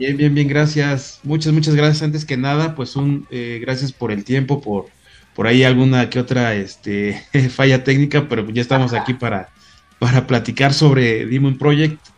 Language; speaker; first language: Spanish; native; Spanish